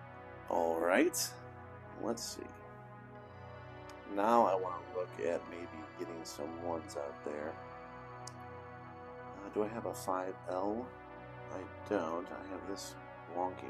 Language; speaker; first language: English; native; English